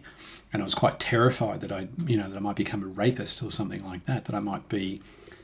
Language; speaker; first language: English; native; English